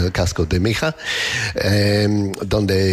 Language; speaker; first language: Spanish; non-native, fluent; English